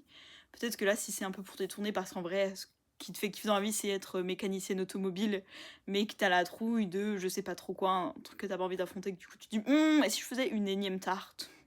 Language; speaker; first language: French; native; French